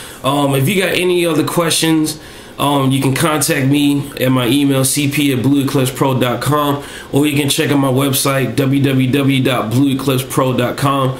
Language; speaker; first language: English; native; English